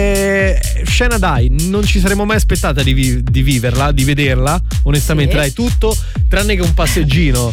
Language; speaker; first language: Italian; native; Italian